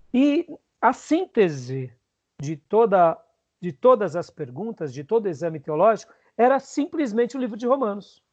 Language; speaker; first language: Portuguese; native; Portuguese